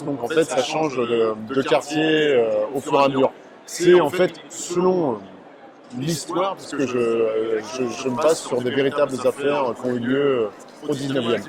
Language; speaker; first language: French; native; French